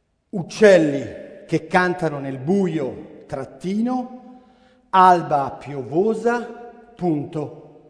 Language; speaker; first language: Italian; native; Italian